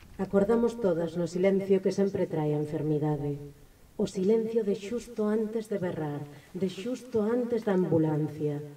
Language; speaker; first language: Galician; non-native, local second language; Spanish